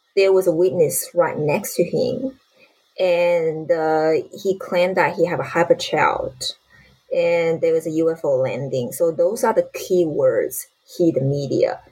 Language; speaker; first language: English; non-native, fluent; Chinese